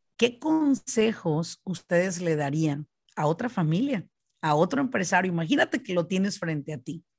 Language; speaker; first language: Spanish; native; Spanish